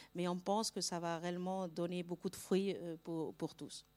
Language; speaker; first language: French; non-native, fluent; Spanish